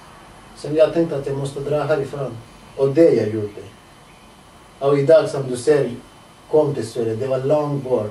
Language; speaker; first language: Swedish; non-native, learner; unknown